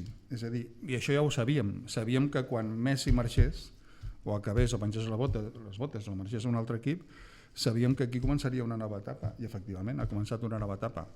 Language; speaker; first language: Catalan; native; Catalan